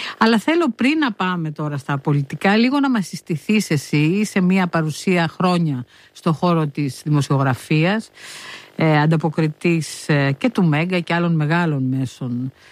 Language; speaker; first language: Greek; native; Greek